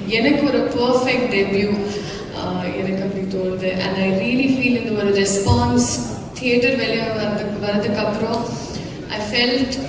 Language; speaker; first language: Tamil; non-native, learner; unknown